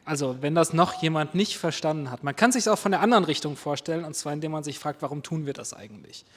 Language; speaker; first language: German; native; German